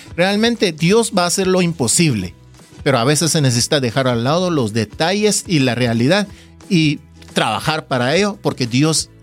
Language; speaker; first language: Spanish; non-native, fluent; Korean